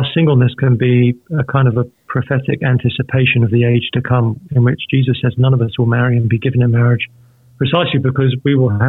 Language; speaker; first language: English; native; English